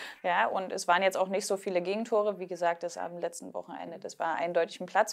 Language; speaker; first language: German; native; German